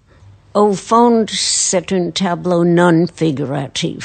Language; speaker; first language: French; non-native, fluent; English